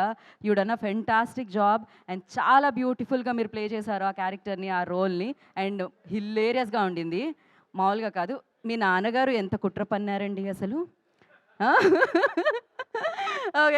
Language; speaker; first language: Telugu; native; Telugu